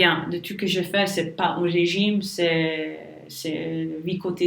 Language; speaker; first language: French; non-native, learner; English